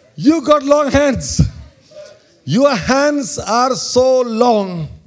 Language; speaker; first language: English; non-native, local second language; Malayalam